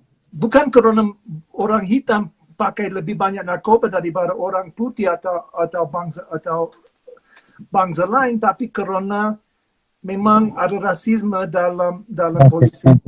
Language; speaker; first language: Indonesian; non-native, fluent; English